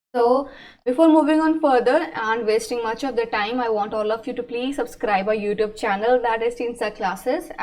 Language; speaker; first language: English; non-native, local second language; Punjabi